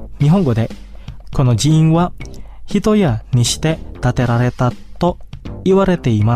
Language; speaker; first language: Japanese; non-native, fluent; Indonesian